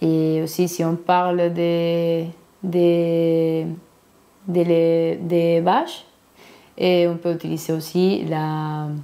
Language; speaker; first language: French; non-native, learner; Spanish